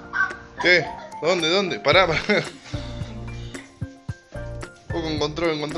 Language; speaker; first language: Spanish; native; Spanish